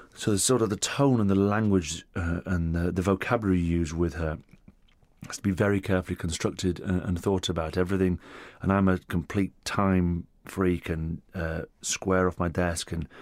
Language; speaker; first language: English; native; English